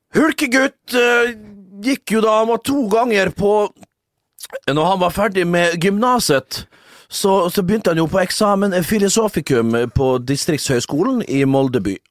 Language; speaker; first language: Norwegian; native; Norwegian